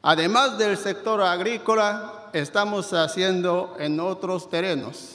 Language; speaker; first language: Spanish; non-native, fluent; Chinese